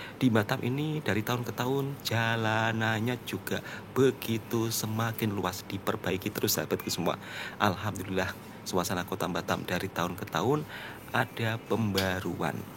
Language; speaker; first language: Indonesian; native; Indonesian